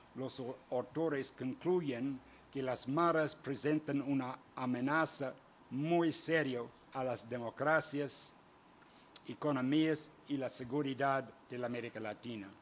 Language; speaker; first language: Spanish; non-native, fluent; English